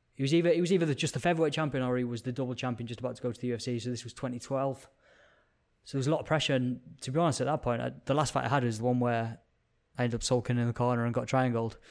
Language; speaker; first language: English; native; English